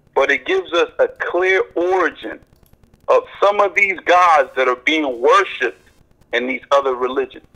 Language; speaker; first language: English; native; English